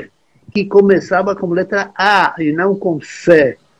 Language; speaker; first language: Portuguese; non-native, fluent; Czech